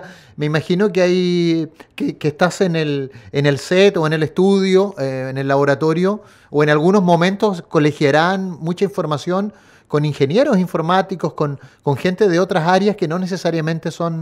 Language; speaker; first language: Spanish; native; Spanish